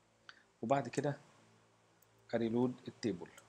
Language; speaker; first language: Arabic; native; Arabic